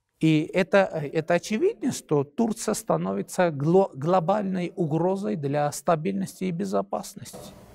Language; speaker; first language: Russian; non-native, local second language; Armenian